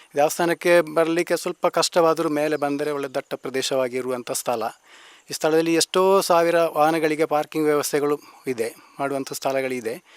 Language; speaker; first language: Kannada; native; Kannada